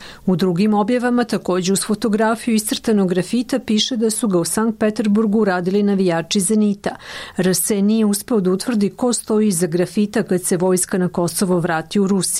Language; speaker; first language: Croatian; non-native, learner; Pashto